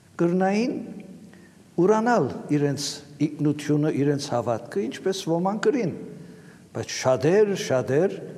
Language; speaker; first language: Armenian; native; Armenian